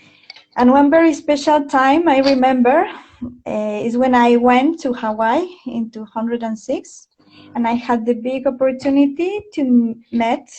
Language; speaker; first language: English; non-native, fluent; Spanish